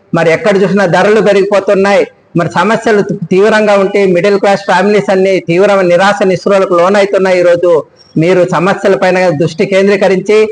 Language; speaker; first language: Telugu; native; Telugu